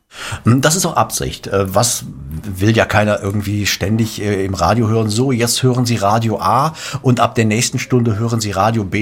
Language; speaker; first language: German; native; German